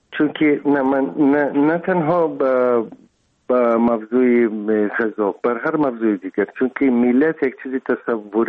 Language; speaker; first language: Persian; non-native, local second language; Russian